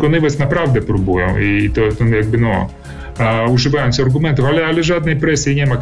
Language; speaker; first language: Polish; early bilingual, heritage; Polish